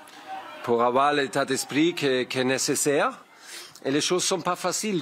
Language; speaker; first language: French; non-native, learner; German